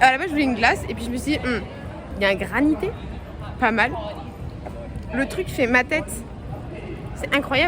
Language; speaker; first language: French; native; French